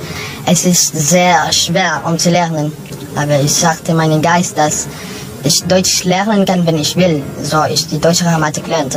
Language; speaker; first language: German; non-native, learner; Filipino